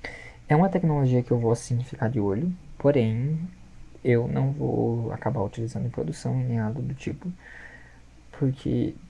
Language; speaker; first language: Portuguese; native; Portuguese